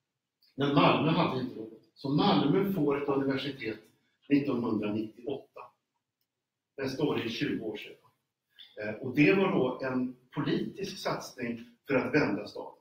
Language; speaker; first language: Swedish; native; Swedish